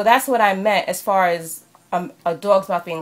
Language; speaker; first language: English; native; English